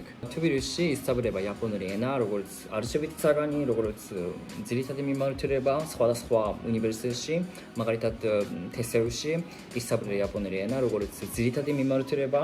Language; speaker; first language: Georgian; non-native, fluent; Japanese